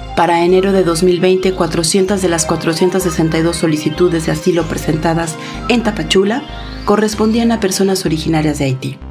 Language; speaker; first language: Spanish; native; Spanish